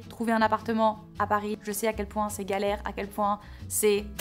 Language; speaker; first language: French; native; French